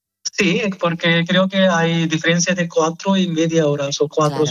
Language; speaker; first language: Spanish; non-native, learner; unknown